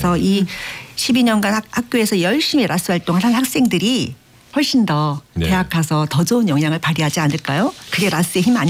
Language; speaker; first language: Korean; native; Korean